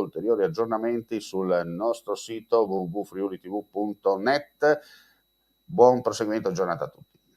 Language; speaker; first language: Italian; native; Italian